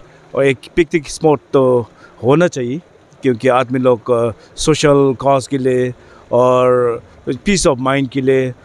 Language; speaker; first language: Hindi; non-native, learner; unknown